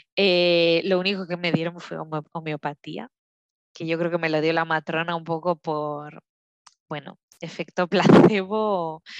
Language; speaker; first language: Spanish; native; Spanish